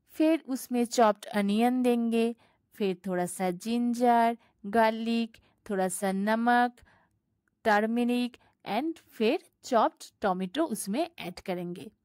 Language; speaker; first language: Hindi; non-native, local second language; Bangla